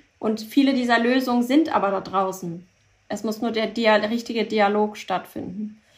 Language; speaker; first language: German; early bilingual, other home language; Turkish